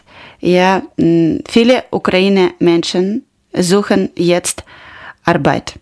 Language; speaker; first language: German; non-native, learner; Ukrainian